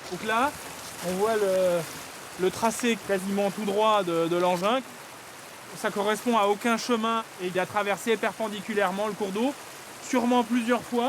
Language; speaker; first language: French; native; French